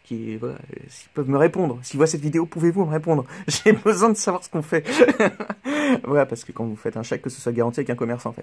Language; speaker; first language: French; native; French